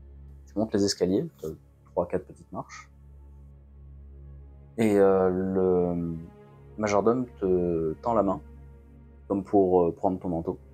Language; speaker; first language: French; native; French